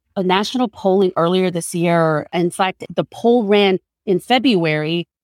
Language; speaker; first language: English; non-native, fluent; Korean